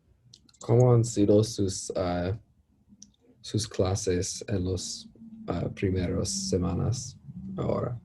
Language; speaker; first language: Spanish; non-native, learner; English